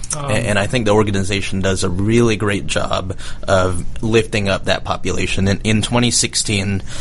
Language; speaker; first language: English; native; English